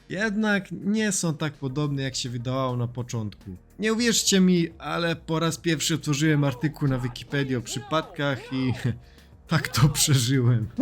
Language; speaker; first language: Polish; non-native, learner; Serbian